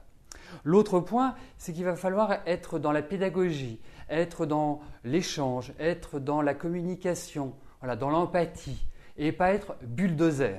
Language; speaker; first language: French; native; French